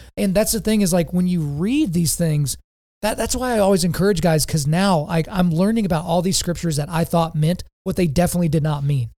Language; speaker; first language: English; native; English